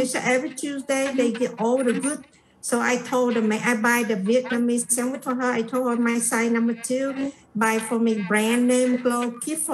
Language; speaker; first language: English; non-native, fluent; Vietnamese